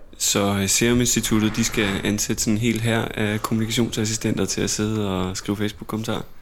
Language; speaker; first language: Danish; native; Danish